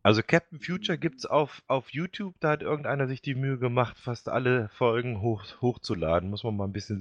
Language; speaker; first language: German; native; German